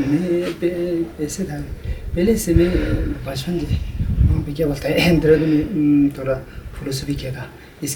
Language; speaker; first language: Hindi; non-native, local second language; Ladakhi